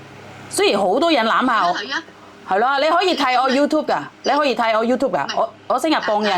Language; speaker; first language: Cantonese; non-native, fluent; Javanese